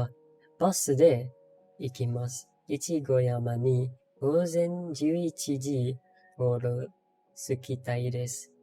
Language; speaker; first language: Japanese; non-native, learner; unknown